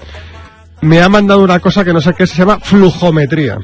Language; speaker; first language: Spanish; native; Spanish